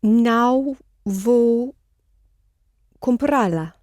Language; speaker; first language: Portuguese; non-native, learner; English